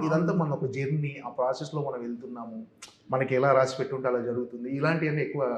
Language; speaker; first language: Telugu; native; Telugu